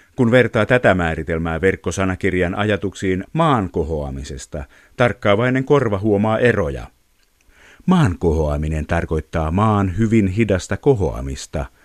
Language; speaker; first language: Finnish; native; Finnish